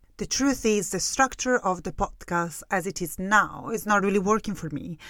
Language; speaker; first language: English; non-native, fluent; Italian